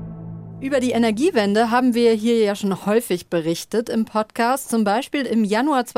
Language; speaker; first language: German; native; German